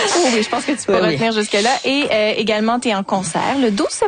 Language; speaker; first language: French; native; French